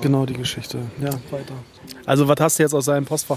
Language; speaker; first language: German; native; German